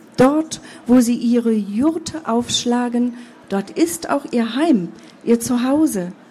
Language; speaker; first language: German; early bilingual, other home language; Kurdish